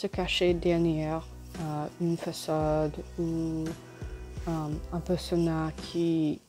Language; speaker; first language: French; non-native, learner; English